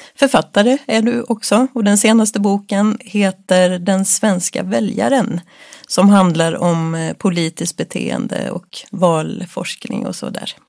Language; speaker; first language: Swedish; native; Swedish